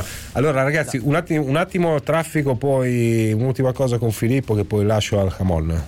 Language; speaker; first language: Italian; native; Italian